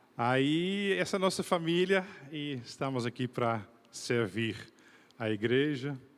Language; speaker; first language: Portuguese; non-native, fluent; Dutch